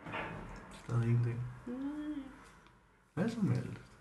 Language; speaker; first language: Danish; non-native, local second language; Kalaallisut